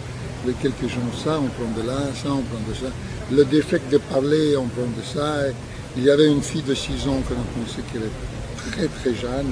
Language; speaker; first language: French; non-native, fluent; Russian